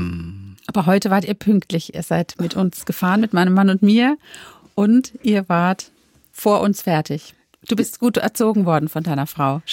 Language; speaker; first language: German; native; German